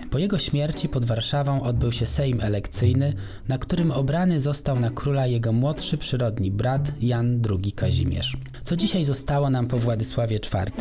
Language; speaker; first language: Polish; native; Polish